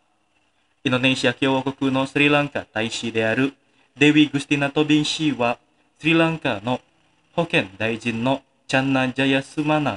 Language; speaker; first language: Japanese; non-native, fluent; Indonesian